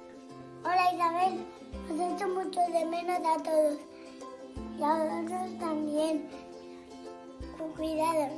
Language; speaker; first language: Spanish; non-native, local second language; Catalan